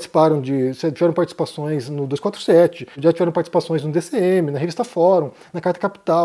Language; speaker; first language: Portuguese; native; Portuguese